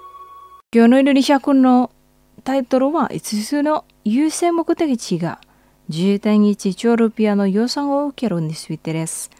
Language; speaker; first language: Japanese; non-native, fluent; Indonesian